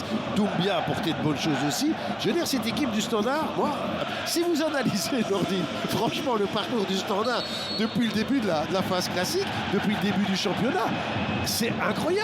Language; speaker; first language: French; native; French